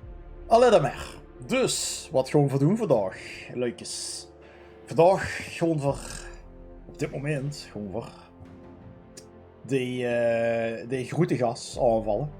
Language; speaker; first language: Dutch; native; Dutch